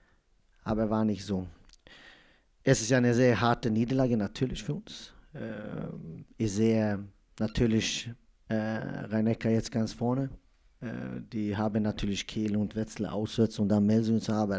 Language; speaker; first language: German; non-native, fluent; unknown